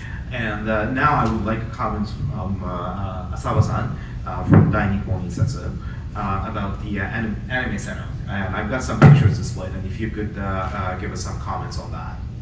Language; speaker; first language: English; non-native, fluent; Japanese